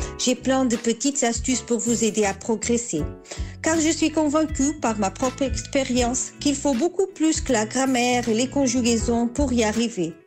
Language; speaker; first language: French; non-native, fluent; Portuguese